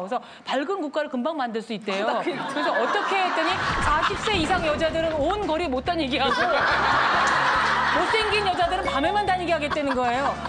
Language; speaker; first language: Korean; native; Korean